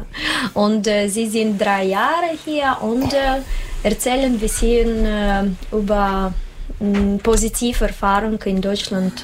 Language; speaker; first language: German; non-native, learner; Russian